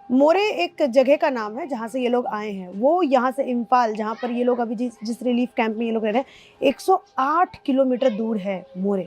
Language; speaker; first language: Hindi; native; Hindi